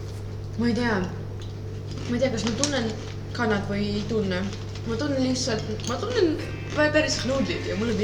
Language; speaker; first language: Estonian; non-native, local second language; Russian